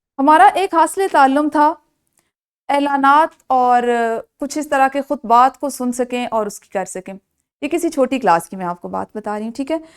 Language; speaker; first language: Urdu; non-native, local second language; Punjabi